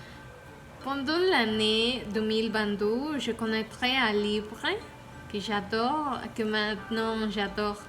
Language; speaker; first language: French; non-native, learner; Spanish